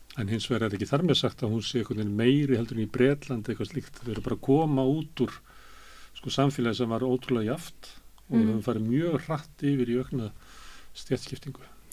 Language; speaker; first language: Icelandic; native; Icelandic